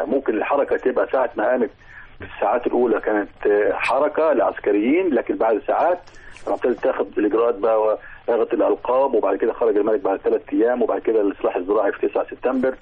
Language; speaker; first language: Arabic; native; Arabic